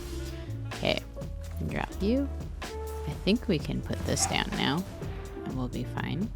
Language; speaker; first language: English; native; English